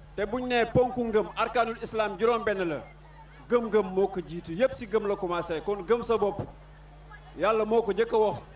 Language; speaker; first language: Wolof; non-native, local second language; Fula